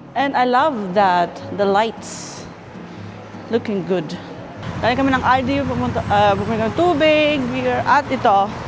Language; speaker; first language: Filipino; native; Filipino